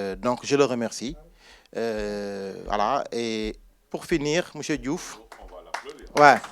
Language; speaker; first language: French; non-native, local second language; Wolof